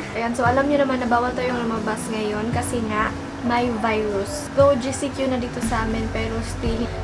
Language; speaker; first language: Filipino; non-native, local second language; Cebuano